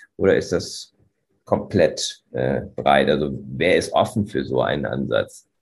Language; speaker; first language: German; native; German